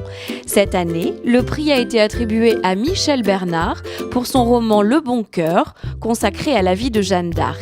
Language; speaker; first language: French; native; French